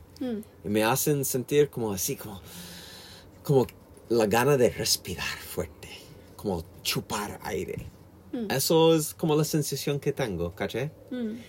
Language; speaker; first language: Spanish; non-native, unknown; English